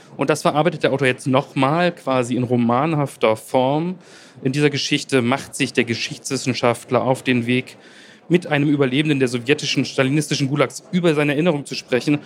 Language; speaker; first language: German; native; German